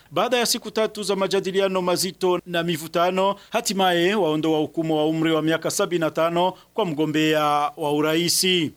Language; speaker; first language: Swahili; non-native, local second language; Rundi